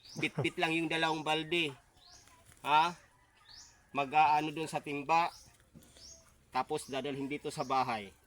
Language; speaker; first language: Filipino; non-native, local second language; Waray